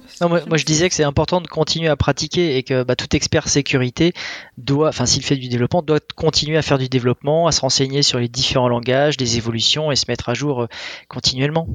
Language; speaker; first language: French; native; French